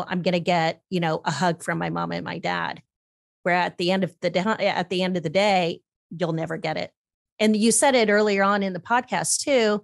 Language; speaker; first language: English; native; English